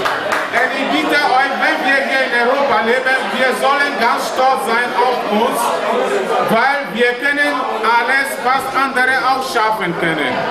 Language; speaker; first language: German; non-native, learner; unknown